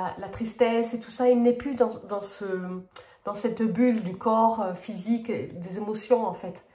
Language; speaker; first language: French; native; French